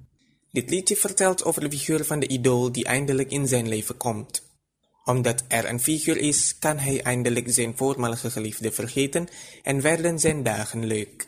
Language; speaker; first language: Dutch; non-native, fluent; Indonesian